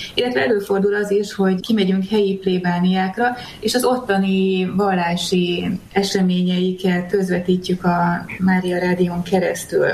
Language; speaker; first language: Hungarian; native; Hungarian